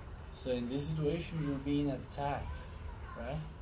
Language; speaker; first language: English; non-native, fluent; Spanish